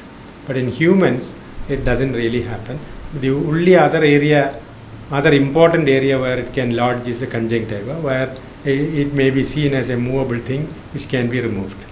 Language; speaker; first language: English; non-native, local second language; Malayalam